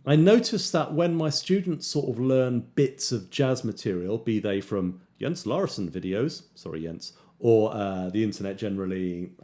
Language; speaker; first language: English; native; English